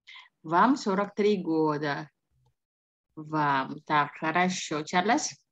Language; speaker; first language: Russian; non-native, fluent; Indonesian